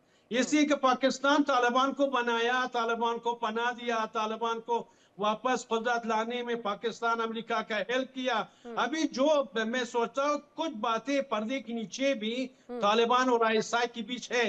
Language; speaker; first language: Hindi; non-native, fluent; Pashto